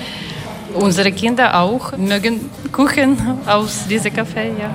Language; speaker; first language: German; non-native, learner; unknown